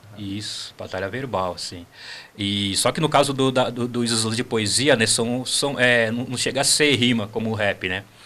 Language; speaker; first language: Portuguese; native; Portuguese